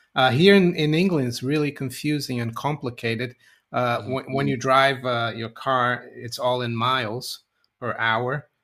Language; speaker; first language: English; non-native, fluent; Portuguese